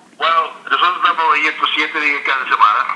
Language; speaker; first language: Spanish; early bilingual, heritage; English